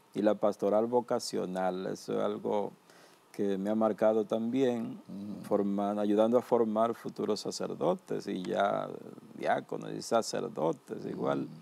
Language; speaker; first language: Spanish; native; Spanish